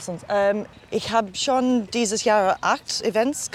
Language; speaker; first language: German; non-native, learner; English